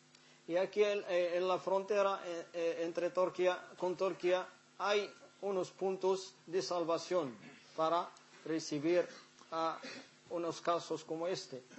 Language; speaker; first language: Spanish; non-native, fluent; Arabic